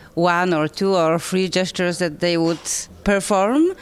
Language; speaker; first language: English; non-native, fluent; Polish